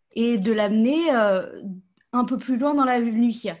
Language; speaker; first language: French; native; French